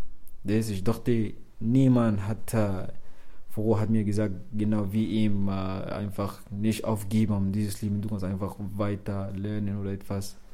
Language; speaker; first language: German; non-native, learner; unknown